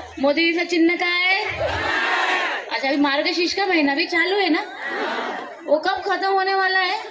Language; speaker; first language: Hindi; non-native, local second language; Marathi